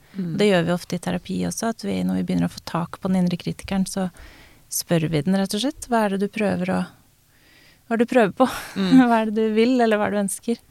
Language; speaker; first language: Norwegian; native; Norwegian